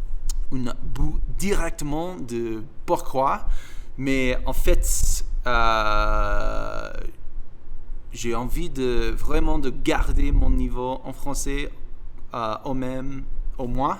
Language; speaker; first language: French; non-native, fluent; English